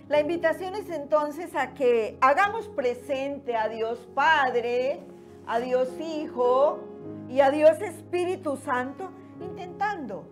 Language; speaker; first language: Spanish; native; Spanish